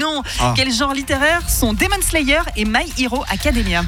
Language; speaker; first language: French; native; French